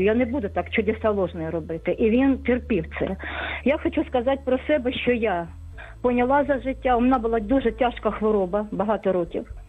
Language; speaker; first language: Ukrainian; non-native, local second language; Russian